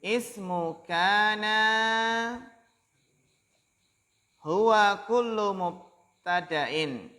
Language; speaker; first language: Arabic; non-native, fluent; Indonesian